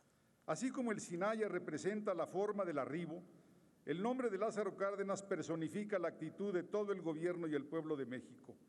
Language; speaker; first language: Spanish; native; Spanish